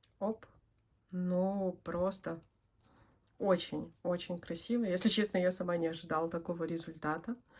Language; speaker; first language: Russian; native; Russian